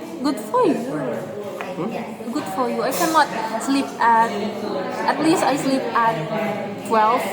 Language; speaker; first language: English; non-native, learner; Indonesian